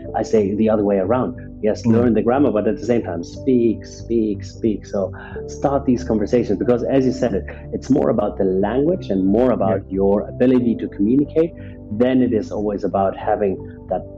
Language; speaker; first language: English; non-native, fluent; German